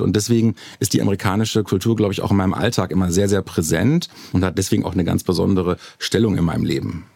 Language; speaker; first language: German; native; German